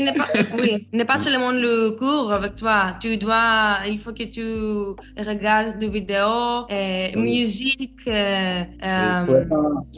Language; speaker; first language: French; non-native, learner; Greek